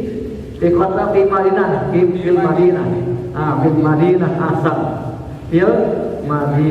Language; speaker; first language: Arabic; non-native, fluent; Indonesian